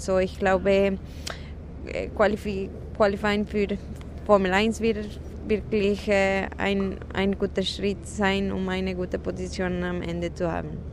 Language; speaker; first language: German; non-native, fluent; Spanish